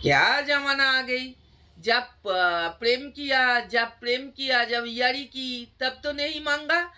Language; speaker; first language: Hindi; non-native, local second language; Bangla